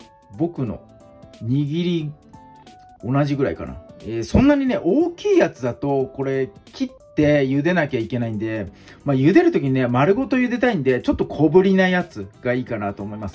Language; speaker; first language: Japanese; native; Japanese